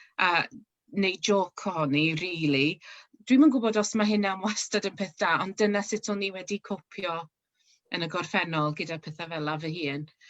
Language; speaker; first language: Welsh; non-native, local second language; English